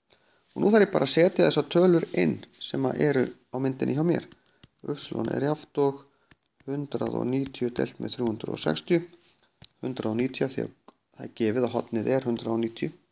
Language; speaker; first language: Icelandic; native; Icelandic